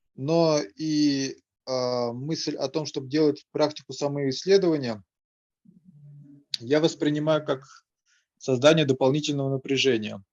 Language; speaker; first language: Russian; native; Russian